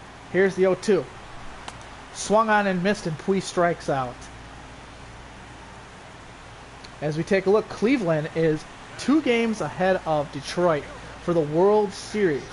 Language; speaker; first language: English; native; English